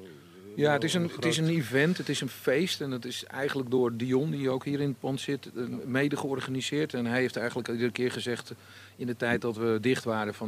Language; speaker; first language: Dutch; native; Dutch